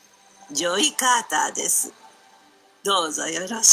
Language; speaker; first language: Japanese; non-native, learner; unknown